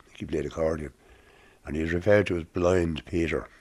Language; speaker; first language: English; native; English